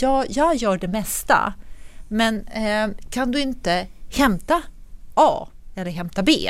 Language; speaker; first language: Swedish; non-native, fluent; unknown